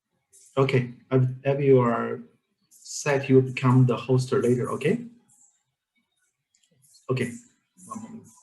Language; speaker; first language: English; non-native, learner; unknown